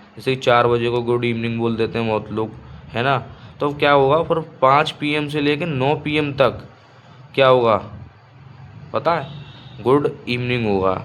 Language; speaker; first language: Hindi; native; Hindi